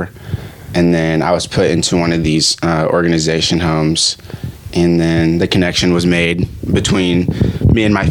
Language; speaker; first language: English; early bilingual, other home language; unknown